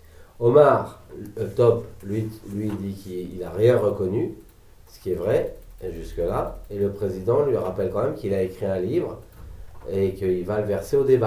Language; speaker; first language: French; native; French